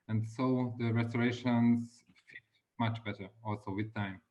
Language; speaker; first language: English; non-native, fluent; Hungarian